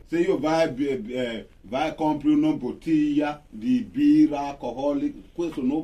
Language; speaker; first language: Italian; non-native, learner; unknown